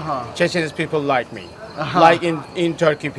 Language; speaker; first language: English; non-native, learner; Turkish